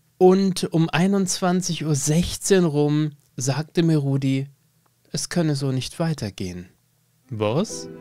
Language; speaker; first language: German; native; German